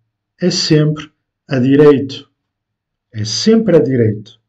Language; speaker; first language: Portuguese; non-native, fluent; French